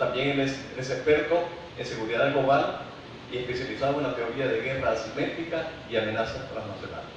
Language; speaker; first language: Spanish; native; Spanish